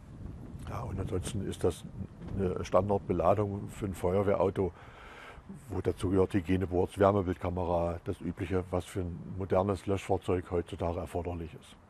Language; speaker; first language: German; native; German